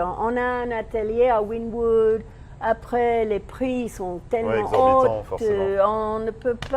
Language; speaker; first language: French; non-native, learner; English